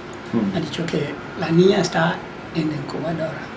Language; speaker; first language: Spanish; non-native, learner; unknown